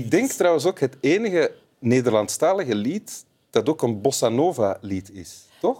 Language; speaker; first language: Dutch; native; Dutch